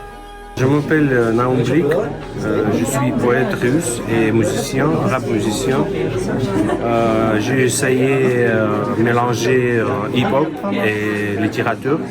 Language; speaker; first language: French; non-native, learner; Russian